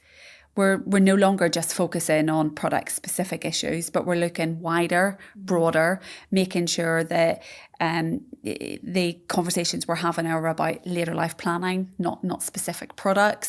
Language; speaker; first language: English; native; English